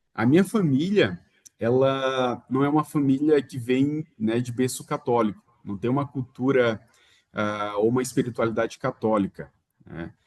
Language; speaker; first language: Portuguese; native; Portuguese